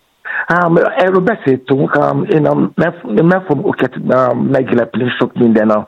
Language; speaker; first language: Hungarian; non-native, fluent; Yoruba